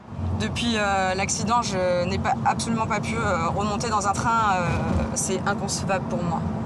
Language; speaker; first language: French; native; French